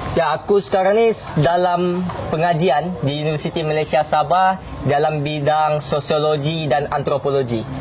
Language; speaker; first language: Malay; native; Malay